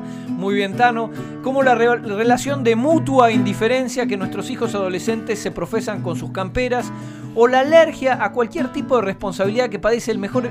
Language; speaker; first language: Spanish; native; Spanish